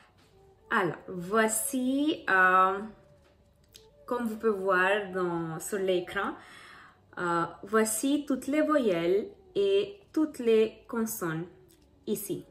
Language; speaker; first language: French; non-native, learner; Hindi